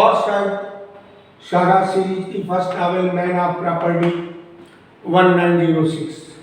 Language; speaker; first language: Hindi; native; Hindi